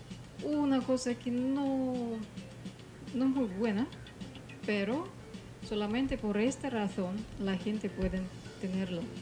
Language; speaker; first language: Spanish; non-native, fluent; Russian